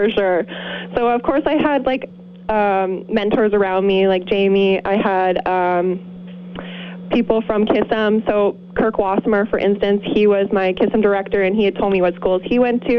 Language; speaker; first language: English; native; English